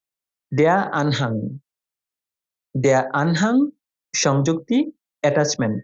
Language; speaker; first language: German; non-native, fluent; Bangla